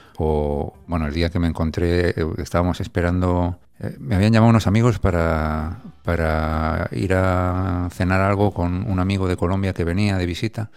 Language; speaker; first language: Spanish; native; Spanish